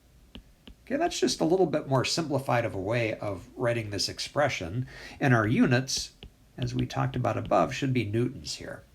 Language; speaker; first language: English; native; English